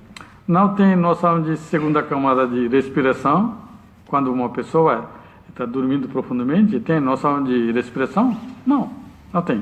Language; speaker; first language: Portuguese; non-native, learner; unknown